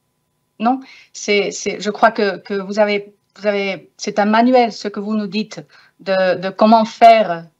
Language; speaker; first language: French; non-native, fluent; Spanish